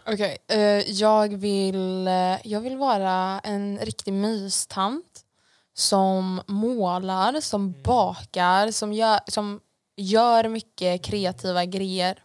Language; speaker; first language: Swedish; early bilingual, other home language; Persian